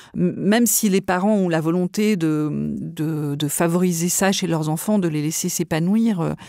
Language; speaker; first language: French; native; French